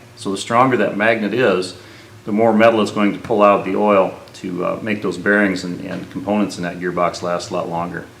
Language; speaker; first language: English; native; English